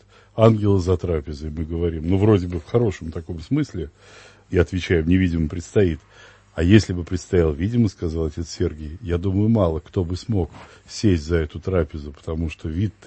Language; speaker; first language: Russian; native; Russian